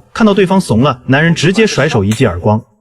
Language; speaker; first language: Chinese; native; Chinese